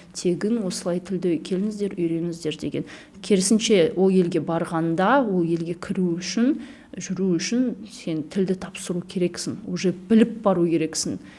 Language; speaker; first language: Kazakh; non-native, local second language; Chechen